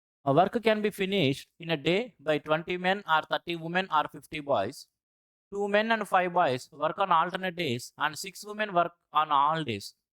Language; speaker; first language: English; non-native, local second language; Telugu